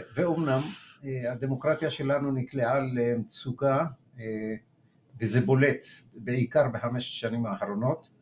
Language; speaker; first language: Hebrew; early bilingual, other home language; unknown